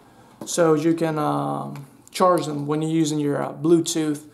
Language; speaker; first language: English; non-native, fluent; Spanish